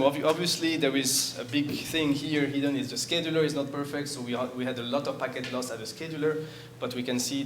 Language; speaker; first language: English; non-native, fluent; French